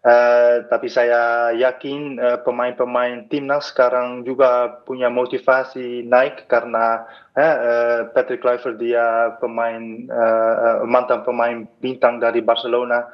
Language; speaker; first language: Indonesian; non-native, fluent; Dutch